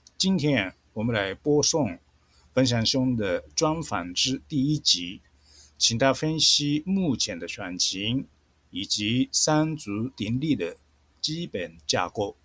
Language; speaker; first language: Chinese; non-native, fluent; Japanese